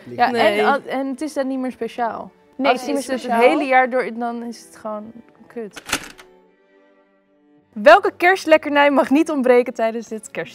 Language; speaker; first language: Dutch; native; Dutch